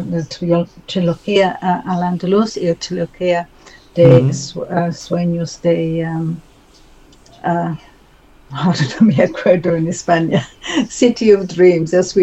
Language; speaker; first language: Spanish; non-native, learner; English